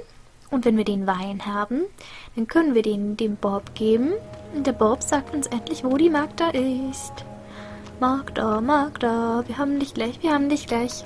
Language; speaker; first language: German; native; German